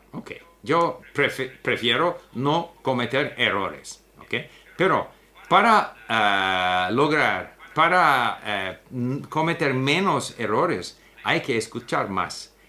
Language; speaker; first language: Spanish; non-native, fluent; English